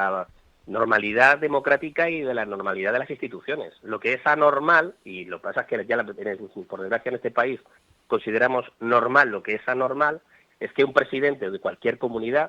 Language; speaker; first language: Spanish; native; Spanish